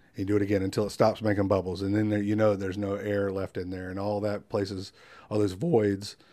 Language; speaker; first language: English; native; English